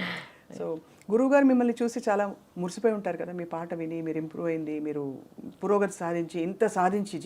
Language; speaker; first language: Telugu; native; Telugu